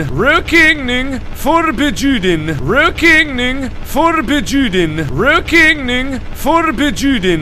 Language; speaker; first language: Swedish; non-native, learner; English